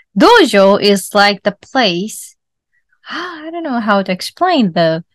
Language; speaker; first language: English; non-native, fluent; Japanese